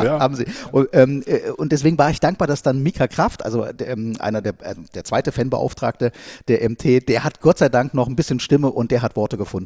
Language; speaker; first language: German; native; German